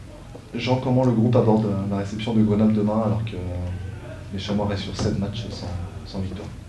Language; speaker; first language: French; native; French